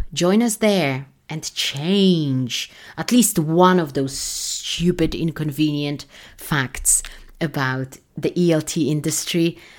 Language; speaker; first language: English; non-native, fluent; Polish